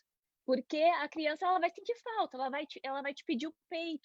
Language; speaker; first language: Portuguese; native; Portuguese